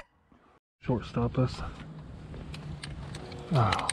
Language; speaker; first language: English; native; English